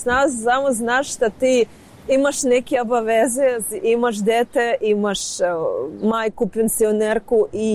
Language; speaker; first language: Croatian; non-native, learner; Ukrainian